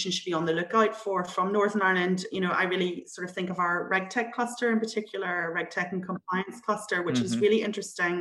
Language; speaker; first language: English; native; English